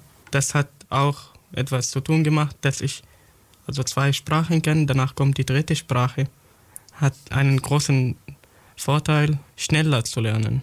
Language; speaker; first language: German; non-native, learner; Arabic